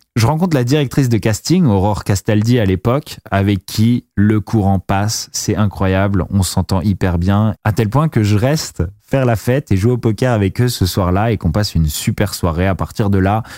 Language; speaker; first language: French; native; French